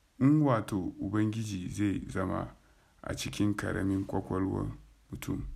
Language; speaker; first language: Hausa; non-native, local second language; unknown